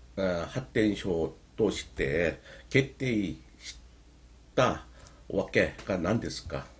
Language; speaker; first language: Japanese; non-native, learner; Korean